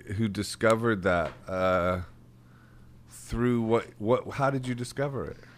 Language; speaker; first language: English; native; English